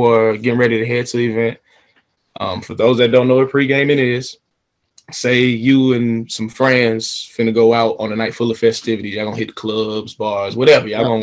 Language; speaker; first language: English; native; English